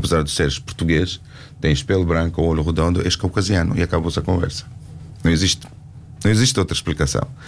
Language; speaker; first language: Portuguese; non-native, fluent; Georgian